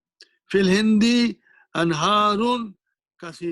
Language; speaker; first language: Arabic; non-native, fluent; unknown